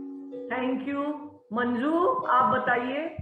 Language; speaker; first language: Hindi; native; Hindi